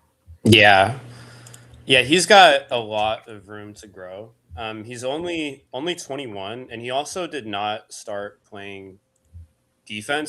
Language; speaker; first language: English; native; English